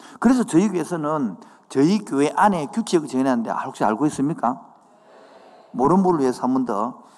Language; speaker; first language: Korean; native; Korean